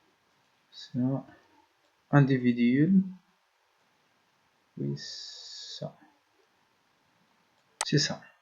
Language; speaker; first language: French; non-native, learner; Arabic